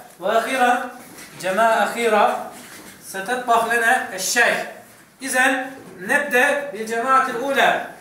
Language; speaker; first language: Arabic; non-native, fluent; Turkish